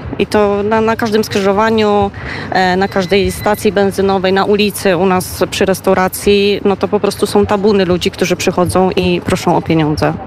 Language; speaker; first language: Polish; native; Polish